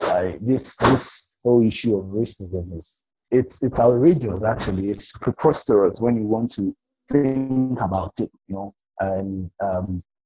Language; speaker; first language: English; non-native, local second language; Akan